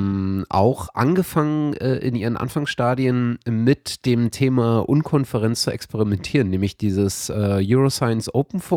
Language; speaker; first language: German; native; German